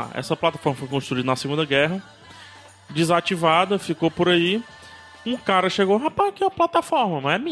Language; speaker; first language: Portuguese; native; Portuguese